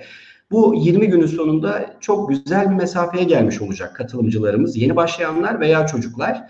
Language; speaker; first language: Turkish; native; Turkish